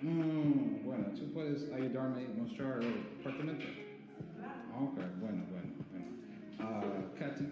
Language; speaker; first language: Spanish; non-native, learner; English